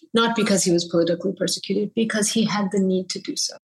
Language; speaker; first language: English; early bilingual, other home language; Bangla